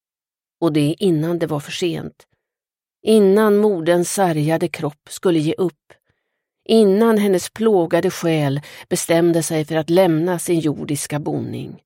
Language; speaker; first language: Swedish; native; Swedish